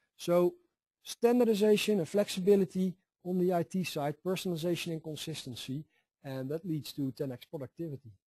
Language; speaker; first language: English; non-native, fluent; Dutch